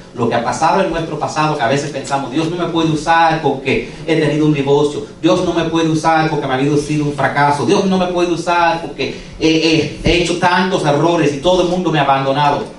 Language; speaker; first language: Spanish; non-native, fluent; English